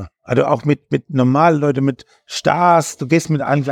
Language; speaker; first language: German; native; German